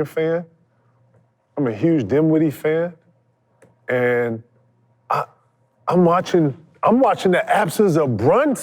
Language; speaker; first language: English; native; English